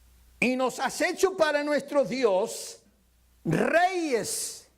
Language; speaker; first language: Spanish; early bilingual, heritage; Spanish